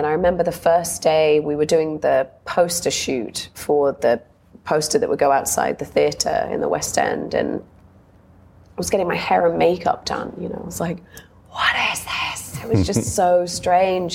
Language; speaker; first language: English; native; English